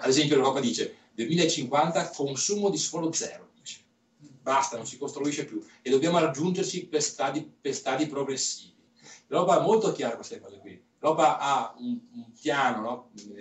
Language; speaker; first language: Italian; native; Italian